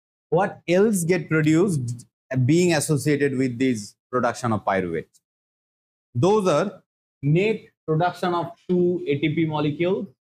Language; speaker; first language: English; non-native, local second language; Bangla